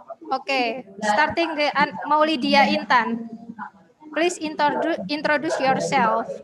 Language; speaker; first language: English; non-native, learner; Indonesian